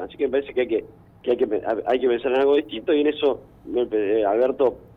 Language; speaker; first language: Spanish; native; Spanish